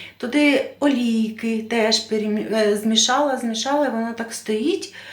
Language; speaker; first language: Ukrainian; native; Ukrainian